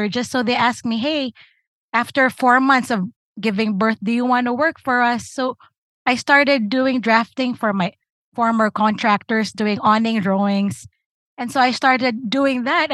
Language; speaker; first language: English; non-native, local second language; Cebuano